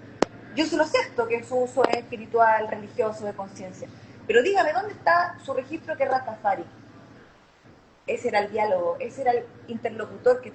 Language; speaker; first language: Spanish; native; Spanish